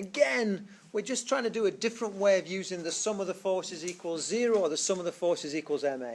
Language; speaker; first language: English; native; English